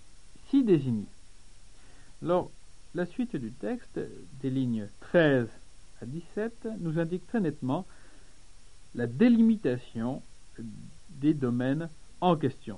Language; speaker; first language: French; native; French